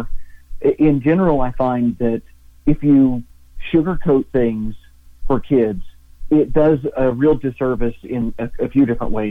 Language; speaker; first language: English; native; English